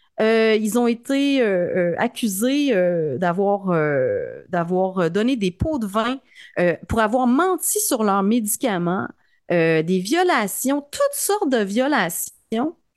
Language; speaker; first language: French; native; French